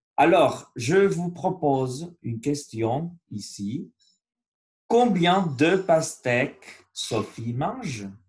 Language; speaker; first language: French; non-native, learner; Spanish